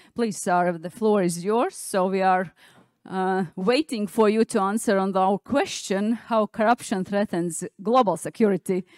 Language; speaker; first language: English; non-native, fluent; Latvian